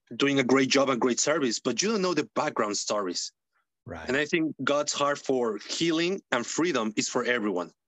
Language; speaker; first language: English; non-native, fluent; Spanish